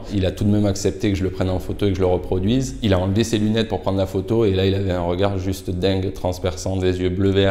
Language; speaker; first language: French; native; French